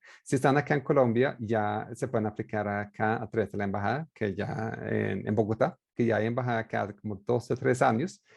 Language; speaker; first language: Spanish; non-native, fluent; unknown